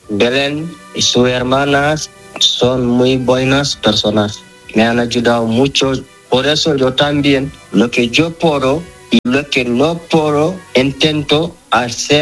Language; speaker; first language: Spanish; non-native, learner; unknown